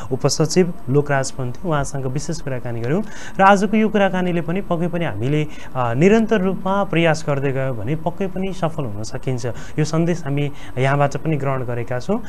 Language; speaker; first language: Nepali; native; Nepali